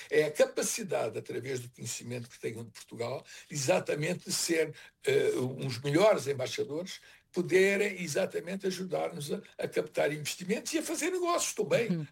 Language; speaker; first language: Portuguese; native; Portuguese